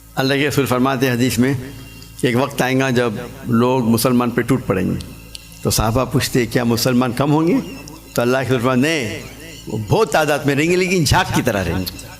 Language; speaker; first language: Urdu; non-native, local second language; English